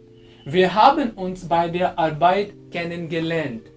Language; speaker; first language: German; non-native, fluent; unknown